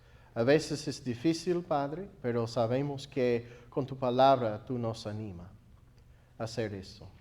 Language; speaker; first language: Spanish; non-native, fluent; English